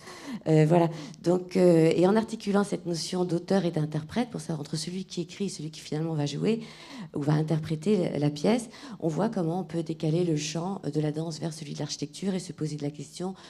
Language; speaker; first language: French; native; French